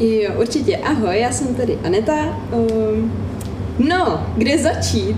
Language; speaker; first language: Czech; native; Czech